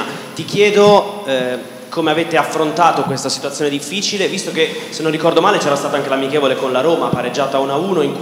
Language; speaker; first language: Italian; native; Italian